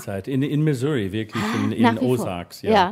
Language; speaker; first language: German; non-native, learner; English